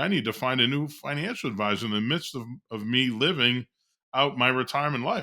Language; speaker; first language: English; native; English